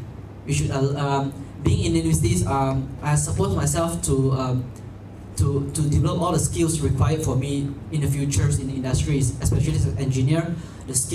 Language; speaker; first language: English; non-native, local second language; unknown